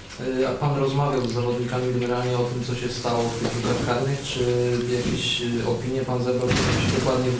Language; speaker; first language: Polish; native; Polish